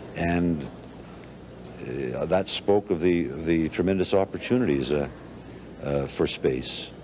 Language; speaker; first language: English; native; English